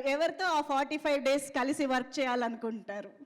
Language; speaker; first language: Telugu; native; Telugu